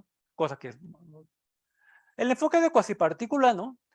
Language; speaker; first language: Spanish; native; Spanish